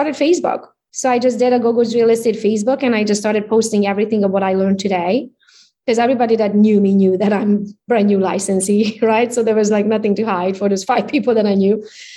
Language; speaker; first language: English; non-native, fluent; Hungarian